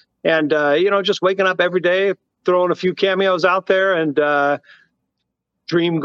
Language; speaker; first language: English; native; English